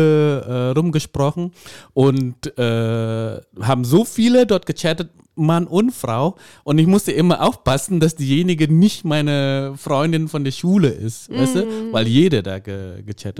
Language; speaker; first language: German; non-native, fluent; Indonesian